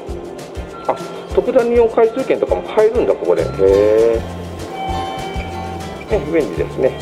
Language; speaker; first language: Japanese; native; Japanese